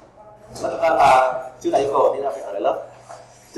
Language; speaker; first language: Chinese; non-native, fluent; Vietnamese